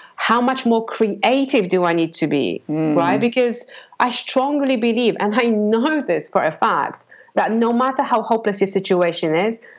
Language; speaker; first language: English; non-native, fluent; Polish